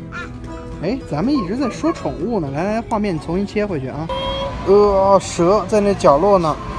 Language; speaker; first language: Chinese; native; Chinese